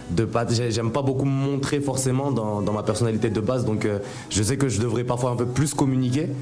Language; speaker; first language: French; native; French